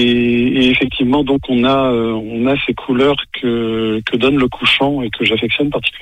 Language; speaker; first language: French; native; French